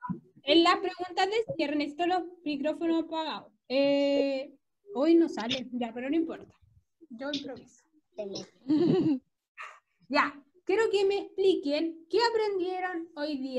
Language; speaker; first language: Spanish; native; Spanish